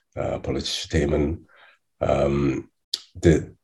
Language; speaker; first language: German; non-native, fluent; English